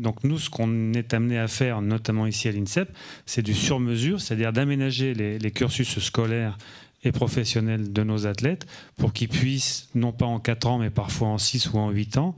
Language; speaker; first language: French; native; French